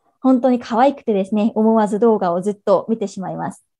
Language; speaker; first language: Japanese; non-native, fluent; Korean